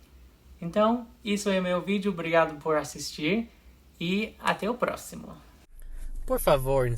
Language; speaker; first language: Portuguese; non-native, fluent; English